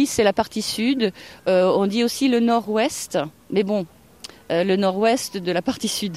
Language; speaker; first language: French; non-native, fluent; Norwegian